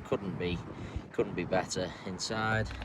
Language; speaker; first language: English; native; English